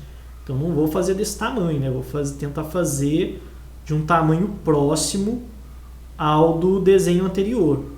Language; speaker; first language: Portuguese; native; Portuguese